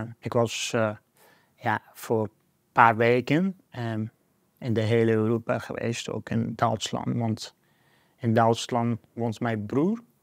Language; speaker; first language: Dutch; non-native, fluent; Persian